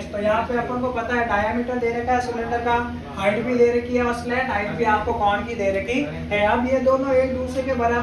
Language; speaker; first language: Hindi; native; Hindi